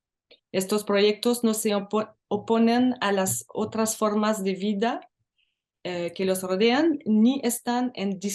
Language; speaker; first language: Spanish; non-native, learner; French